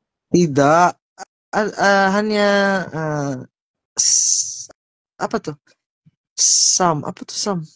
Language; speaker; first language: Indonesian; non-native, learner; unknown